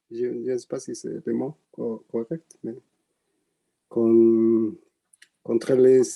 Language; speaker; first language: French; non-native, learner; Spanish